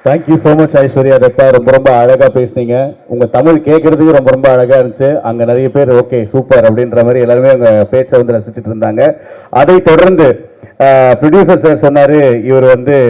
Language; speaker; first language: Tamil; native; Tamil